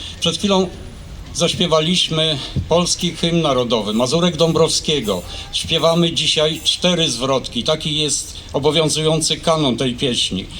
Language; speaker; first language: Polish; native; Polish